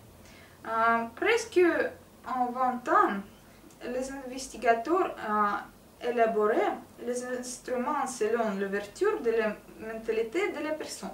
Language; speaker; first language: French; non-native, learner; Russian